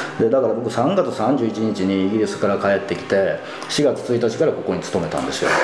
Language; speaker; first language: Japanese; native; Japanese